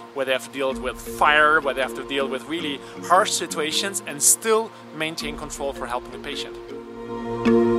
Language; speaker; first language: English; non-native, fluent; German